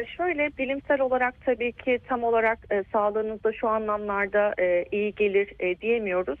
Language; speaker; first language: Turkish; native; Turkish